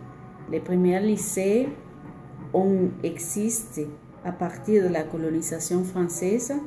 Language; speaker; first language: French; non-native, learner; Spanish